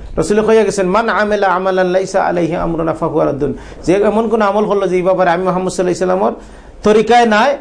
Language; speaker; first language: Bangla; native; Bangla